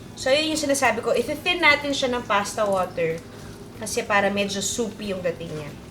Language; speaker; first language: Filipino; native; Filipino